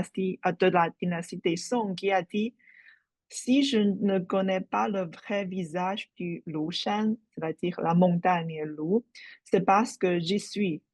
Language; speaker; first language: French; non-native, fluent; Chinese